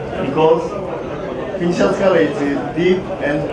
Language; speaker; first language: English; non-native, learner; Japanese